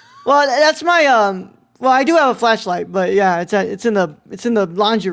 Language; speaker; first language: English; native; English